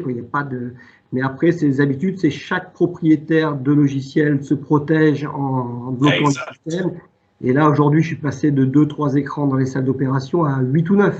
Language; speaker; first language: French; native; French